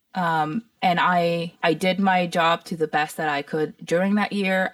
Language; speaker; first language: English; early bilingual, other home language; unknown